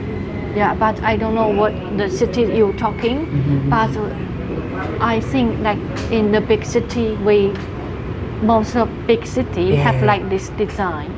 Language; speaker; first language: English; non-native, fluent; Chinese